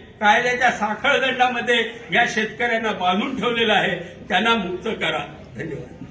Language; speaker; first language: Marathi; non-native, local second language; Urdu